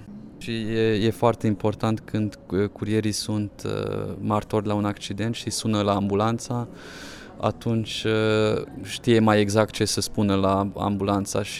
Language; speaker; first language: Romanian; non-native, local second language; Hungarian